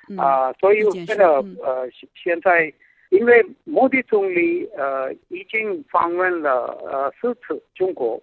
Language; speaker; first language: Chinese; non-native, fluent; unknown